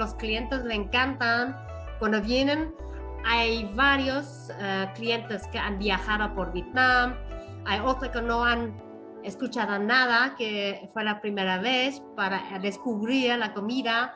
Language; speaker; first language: Spanish; non-native, fluent; Vietnamese